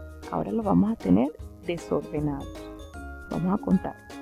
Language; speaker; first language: Spanish; native; Spanish